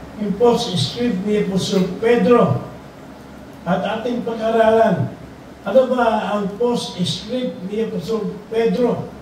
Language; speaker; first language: Filipino; native; Filipino